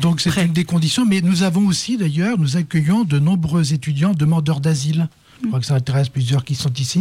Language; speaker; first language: French; native; French